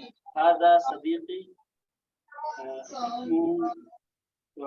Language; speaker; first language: Arabic; non-native, learner; Urdu